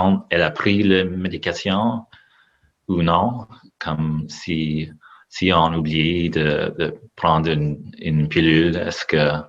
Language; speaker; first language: French; non-native, learner; English